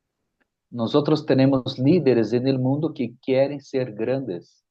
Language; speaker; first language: Spanish; non-native, fluent; Portuguese